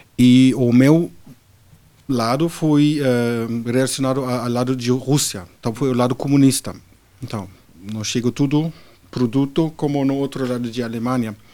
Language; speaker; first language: Portuguese; non-native, fluent; German